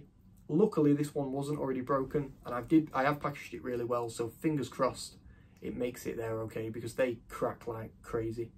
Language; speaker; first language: English; native; English